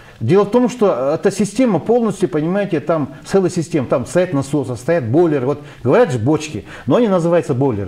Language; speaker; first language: Russian; non-native, local second language; Kyrgyz